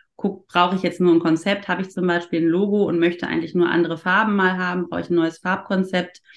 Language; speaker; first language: German; native; German